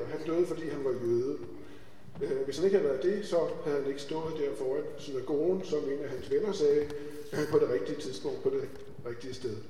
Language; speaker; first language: Danish; native; Danish